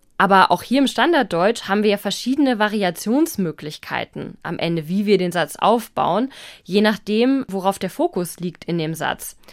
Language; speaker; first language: German; native; German